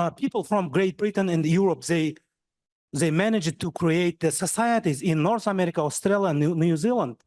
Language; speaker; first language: English; non-native, fluent; Kazakh